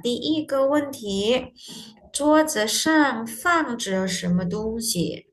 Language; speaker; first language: Chinese; non-native, fluent; Indonesian